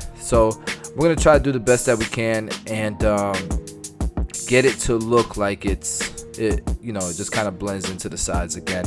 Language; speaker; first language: English; native; English